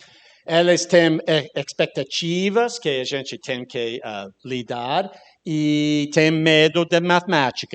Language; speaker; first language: Portuguese; non-native, learner; English